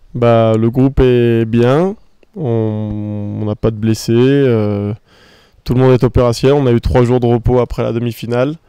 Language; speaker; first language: French; native; French